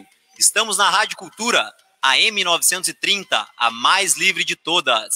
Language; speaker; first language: Portuguese; native; Portuguese